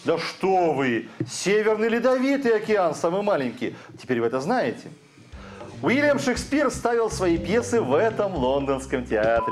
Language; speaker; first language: Russian; native; Russian